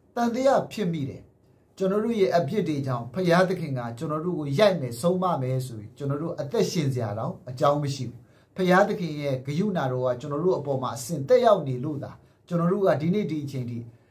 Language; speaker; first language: Burmese; non-native, local second language; S'gaw Karen